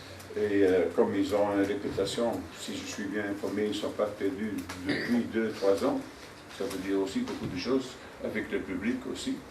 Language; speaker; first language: French; non-native, fluent; Dutch